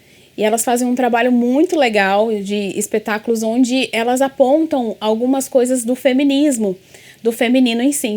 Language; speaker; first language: Portuguese; native; Portuguese